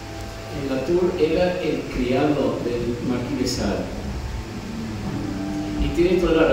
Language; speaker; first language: Spanish; non-native, fluent; English